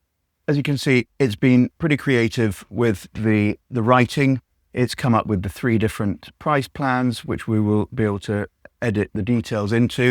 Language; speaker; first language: English; native; English